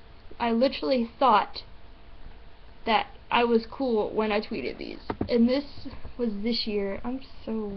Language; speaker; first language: English; native; English